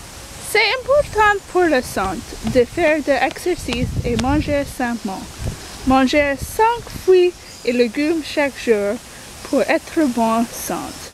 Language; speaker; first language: French; non-native, learner; English